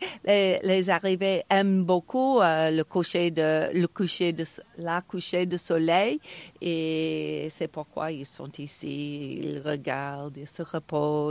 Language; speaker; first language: French; non-native, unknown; English